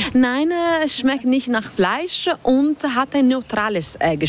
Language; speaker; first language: German; non-native, fluent; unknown